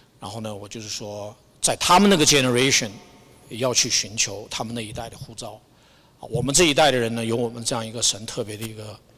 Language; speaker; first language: Chinese; native; Chinese